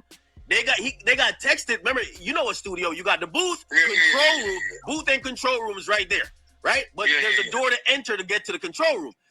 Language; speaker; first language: English; native; English